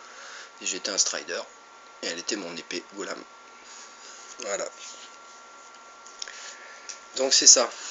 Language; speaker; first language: French; native; French